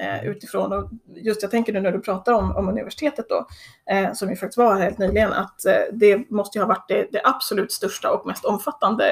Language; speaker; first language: Swedish; native; Swedish